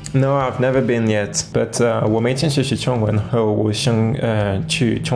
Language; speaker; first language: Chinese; non-native, learner; French